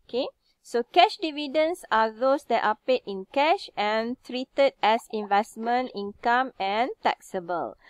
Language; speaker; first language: English; non-native, local second language; Malay